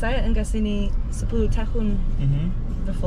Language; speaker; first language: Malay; non-native, learner; English